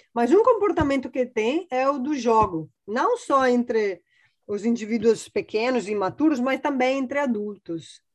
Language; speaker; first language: Portuguese; non-native, fluent; Italian